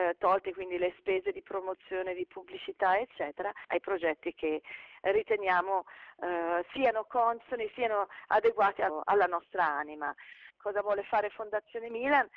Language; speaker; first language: Italian; native; Italian